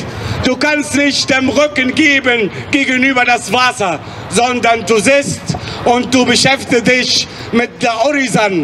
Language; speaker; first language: German; non-native, fluent; Arabic